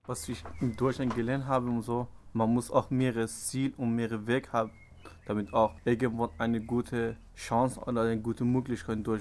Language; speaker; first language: German; non-native, learner; Persian